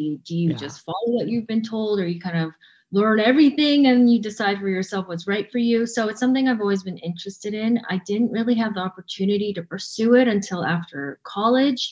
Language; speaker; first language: English; native; English